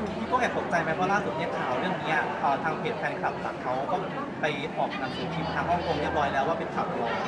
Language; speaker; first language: Thai; native; Thai